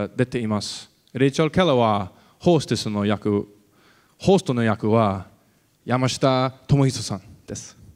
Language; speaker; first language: Japanese; non-native, learner; English